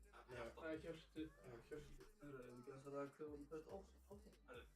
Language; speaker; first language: Icelandic; native; Icelandic